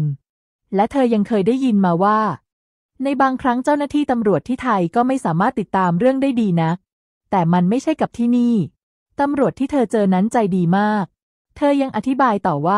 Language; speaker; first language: Thai; native; Thai